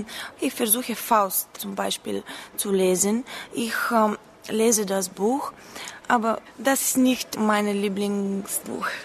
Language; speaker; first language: German; non-native, learner; Bulgarian